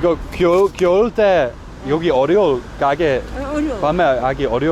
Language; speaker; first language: Korean; non-native, learner; Dutch